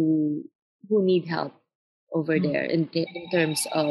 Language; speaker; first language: English; non-native, local second language; Filipino